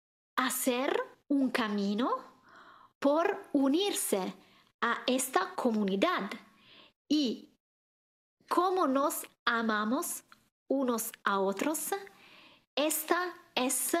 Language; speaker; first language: Spanish; non-native, learner; Italian